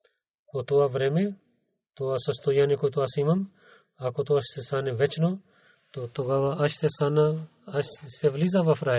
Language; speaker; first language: Bulgarian; non-native, learner; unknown